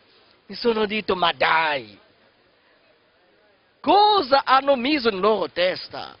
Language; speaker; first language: Italian; non-native, fluent; Kongo